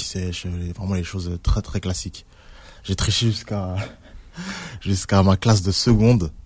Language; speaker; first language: French; native; French